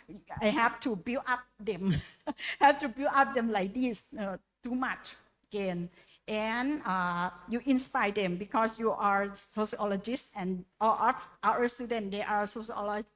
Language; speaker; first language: English; non-native, learner; Indonesian